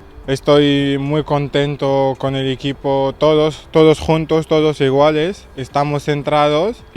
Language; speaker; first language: Spanish; non-native, learner; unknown